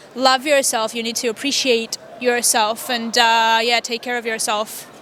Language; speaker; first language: English; non-native, fluent; Armenian